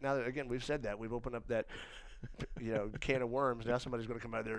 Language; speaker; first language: English; native; English